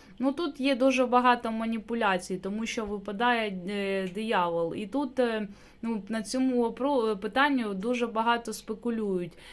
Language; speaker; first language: Ukrainian; non-native, local second language; Russian